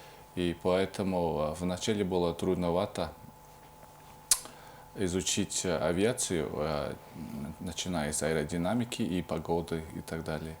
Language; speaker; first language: Russian; non-native, fluent; Mongolian